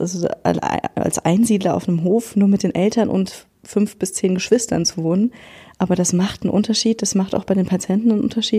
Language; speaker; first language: German; native; German